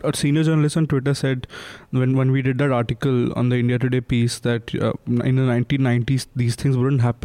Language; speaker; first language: English; non-native, local second language; Hindi